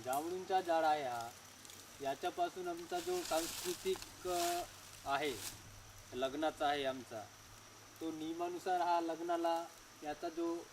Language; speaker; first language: Marathi; non-native, local second language; Gondi